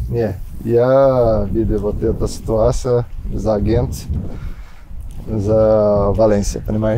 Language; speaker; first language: Russian; non-native, learner; Portuguese